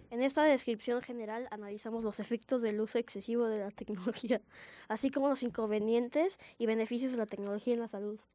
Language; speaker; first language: Spanish; native; Spanish